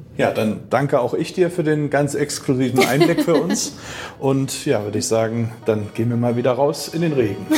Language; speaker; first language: German; native; German